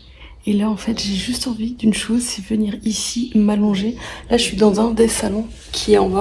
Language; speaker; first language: French; early bilingual, other home language; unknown